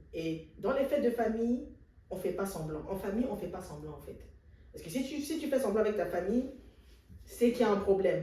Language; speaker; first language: French; native; French